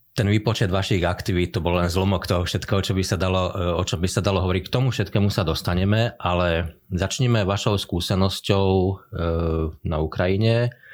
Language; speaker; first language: Slovak; native; Slovak